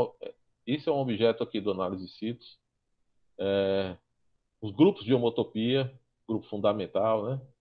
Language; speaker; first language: Portuguese; native; Portuguese